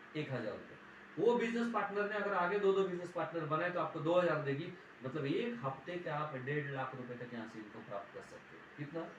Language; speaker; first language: Hindi; non-native, local second language; Marathi